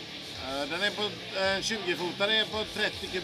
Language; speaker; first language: Swedish; native; Swedish